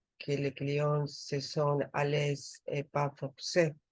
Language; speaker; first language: French; non-native, learner; Spanish